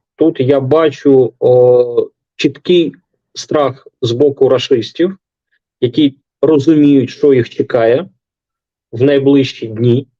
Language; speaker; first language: Ukrainian; non-native, local second language; Russian